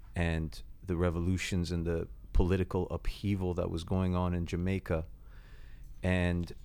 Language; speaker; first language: English; native; English